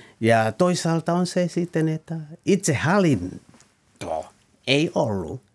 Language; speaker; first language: Finnish; non-native, fluent; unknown